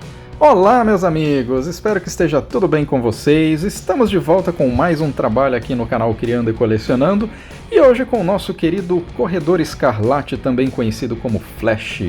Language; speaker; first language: Portuguese; native; Portuguese